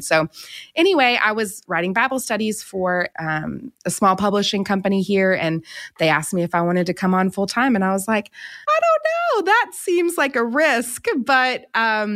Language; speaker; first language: English; native; English